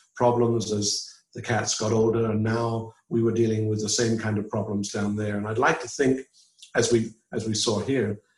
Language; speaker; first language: English; native; English